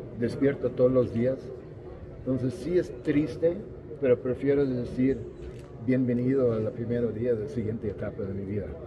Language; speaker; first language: Spanish; non-native, fluent; English